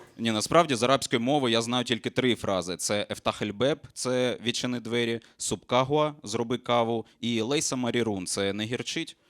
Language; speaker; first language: Ukrainian; non-native, local second language; Russian